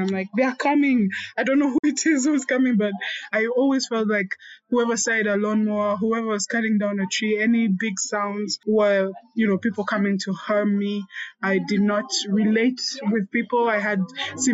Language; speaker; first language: English; non-native, local second language; Kinyarwanda